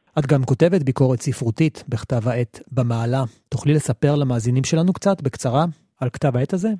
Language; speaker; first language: Hebrew; native; Hebrew